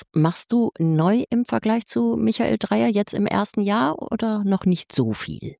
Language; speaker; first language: German; native; German